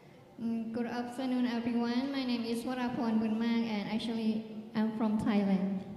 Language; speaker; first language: English; non-native, learner; Thai